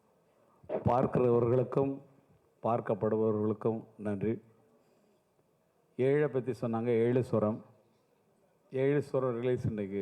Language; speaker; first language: Tamil; native; Tamil